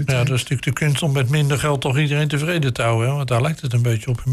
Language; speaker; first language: Dutch; native; Dutch